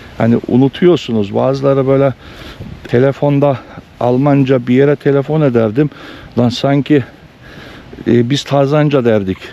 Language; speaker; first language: Turkish; early bilingual, heritage; Turkish